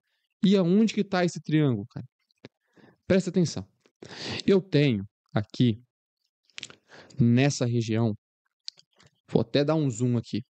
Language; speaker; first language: Portuguese; native; Portuguese